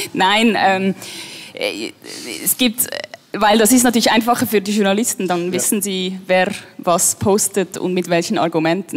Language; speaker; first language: German; native; German